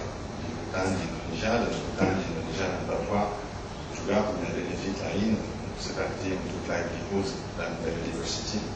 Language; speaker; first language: Indonesian; non-native, learner; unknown